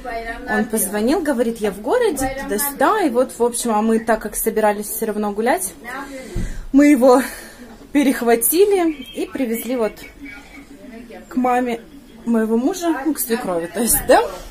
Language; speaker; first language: Russian; native; Russian